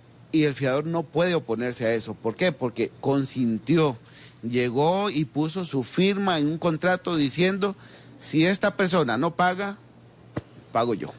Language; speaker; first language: Spanish; native; Spanish